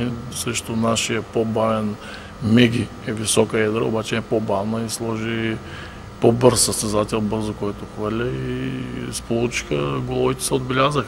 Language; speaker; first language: Bulgarian; native; Bulgarian